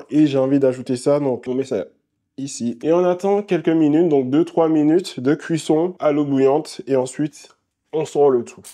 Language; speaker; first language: French; native; French